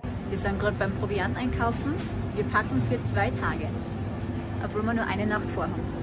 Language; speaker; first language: German; native; German